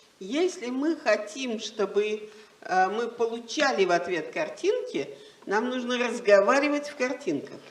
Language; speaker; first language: Russian; native; Russian